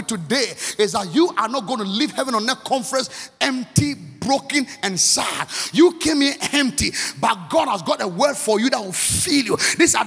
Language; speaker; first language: English; non-native, local second language; Akan